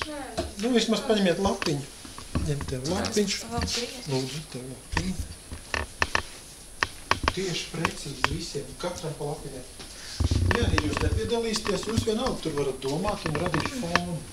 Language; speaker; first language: Latvian; native; Latvian